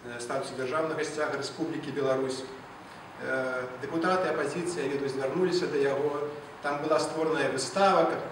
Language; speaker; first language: Belarusian; non-native, local second language; Russian